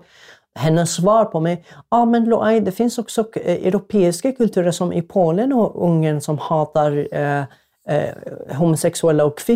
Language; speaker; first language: Swedish; non-native, fluent; Arabic